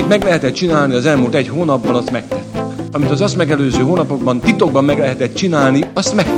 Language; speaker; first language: Hungarian; native; Hungarian